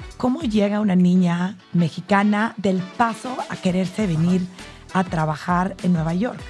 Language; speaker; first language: Spanish; early bilingual, heritage; Spanish